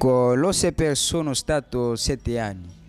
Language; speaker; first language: Italian; non-native, learner; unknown